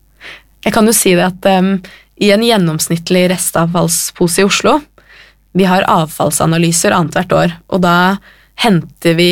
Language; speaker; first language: Norwegian; native; Norwegian